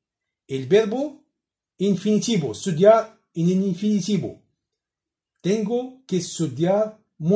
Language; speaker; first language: Spanish; non-native, learner; Arabic